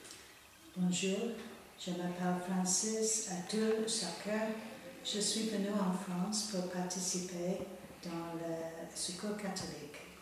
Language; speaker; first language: French; non-native, fluent; Bangla